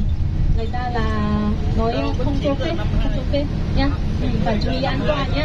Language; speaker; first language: Vietnamese; non-native, fluent; Chinese